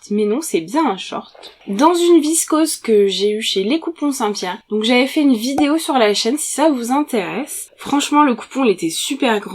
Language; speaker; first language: French; native; French